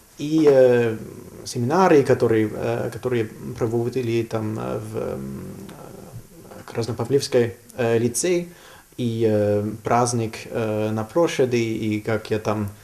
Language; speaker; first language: Russian; non-native, learner; German